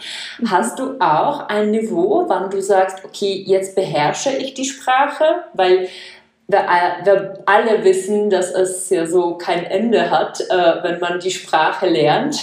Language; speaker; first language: German; non-native, fluent; Czech